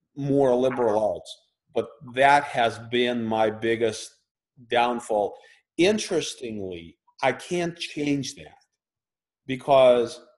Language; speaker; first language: English; early bilingual, other home language; Russian